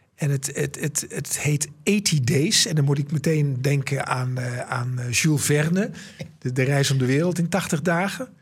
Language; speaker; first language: Dutch; native; Dutch